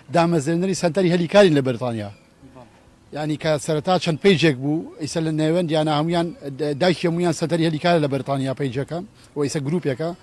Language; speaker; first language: Central Kurdish; non-native, local second language; Gurani